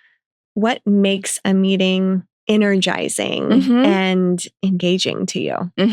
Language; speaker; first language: English; native; English